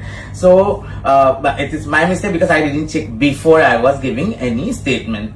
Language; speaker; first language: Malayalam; non-native, local second language; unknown